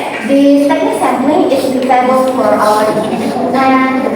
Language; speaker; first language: English; non-native, learner; Indonesian